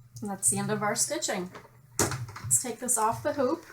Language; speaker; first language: English; native; English